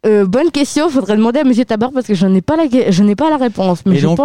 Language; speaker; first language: French; native; French